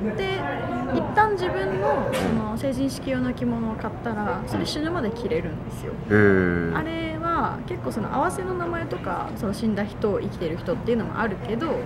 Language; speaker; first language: Japanese; native; Japanese